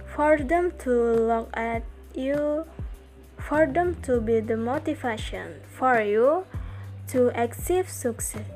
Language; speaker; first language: English; non-native, learner; Indonesian